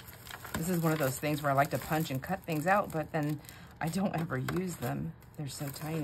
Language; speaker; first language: English; native; English